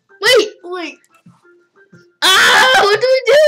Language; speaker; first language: English; native; English